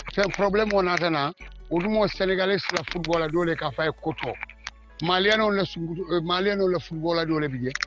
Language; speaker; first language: English; non-native, local second language; Mandingo